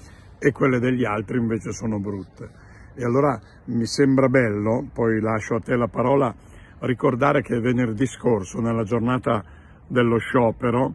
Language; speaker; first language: Italian; native; Italian